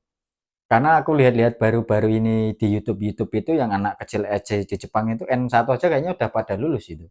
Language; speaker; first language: Indonesian; native; Indonesian